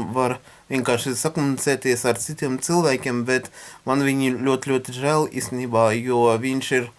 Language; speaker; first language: Latvian; non-native, local second language; Russian